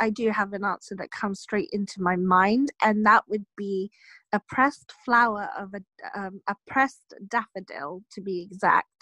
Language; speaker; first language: English; native; English